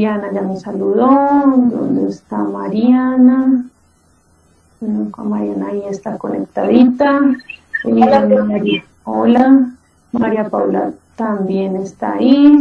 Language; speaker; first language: Spanish; native; Spanish